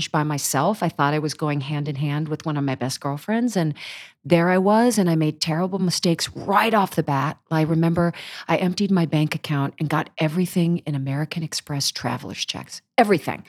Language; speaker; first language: English; native; English